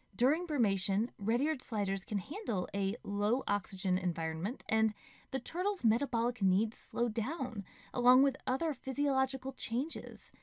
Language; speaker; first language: English; native; English